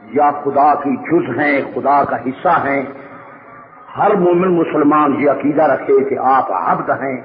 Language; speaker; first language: Urdu; native; Urdu